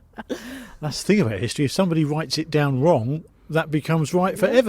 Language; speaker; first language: English; native; English